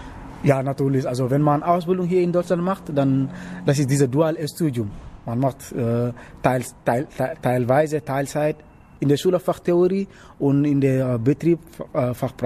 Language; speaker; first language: German; non-native, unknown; Wolof